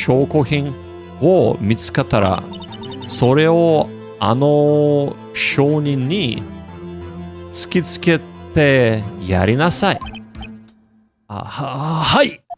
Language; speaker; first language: Japanese; non-native, learner; English